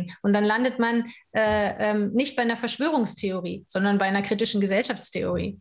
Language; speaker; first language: German; native; German